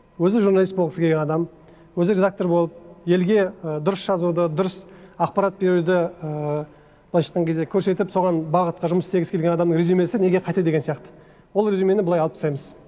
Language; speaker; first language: Kazakh; native; Kazakh